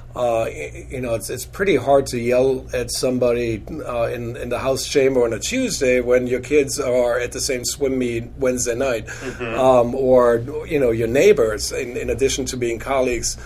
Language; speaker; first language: English; non-native, fluent; German